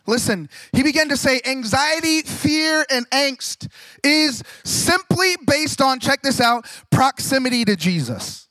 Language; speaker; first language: English; native; English